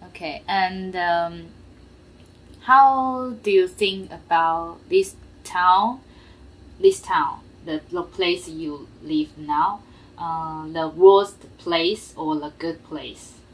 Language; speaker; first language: English; non-native, learner; Japanese